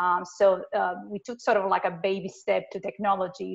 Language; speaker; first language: English; non-native, fluent; Spanish